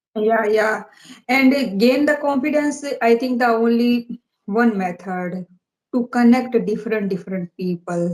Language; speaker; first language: English; non-native, learner; Hindi